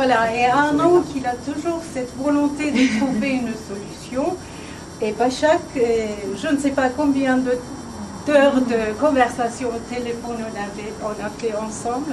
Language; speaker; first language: French; non-native, fluent; Turkish